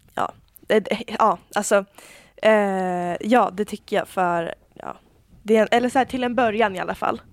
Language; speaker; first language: Swedish; native; Swedish